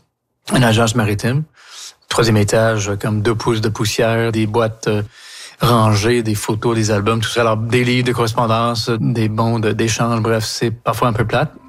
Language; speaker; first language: French; non-native, local second language; English